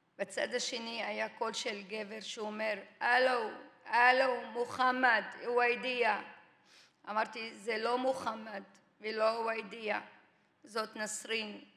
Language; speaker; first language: Hebrew; non-native, local second language; Arabic